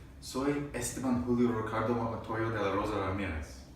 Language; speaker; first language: Spanish; non-native, learner; English